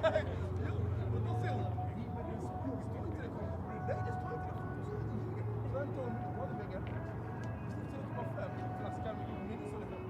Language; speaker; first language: Swedish; non-native, learner; French